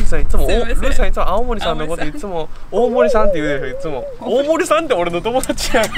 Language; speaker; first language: Japanese; native; Japanese